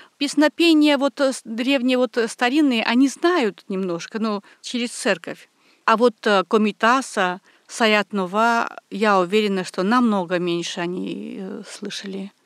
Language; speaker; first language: Russian; non-native, local second language; Armenian